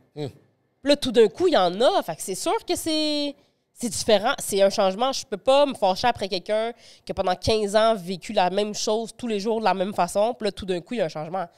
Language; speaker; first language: French; early bilingual, other home language; Spanish